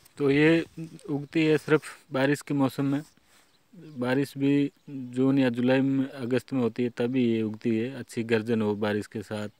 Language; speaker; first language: Hindi; native; Hindi